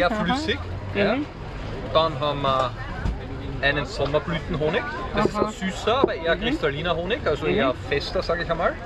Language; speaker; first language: German; native; German